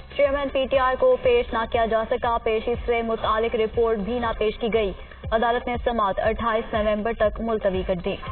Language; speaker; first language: Urdu; native; Urdu